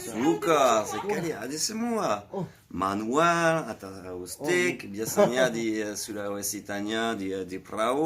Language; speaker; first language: Indonesian; non-native, learner; French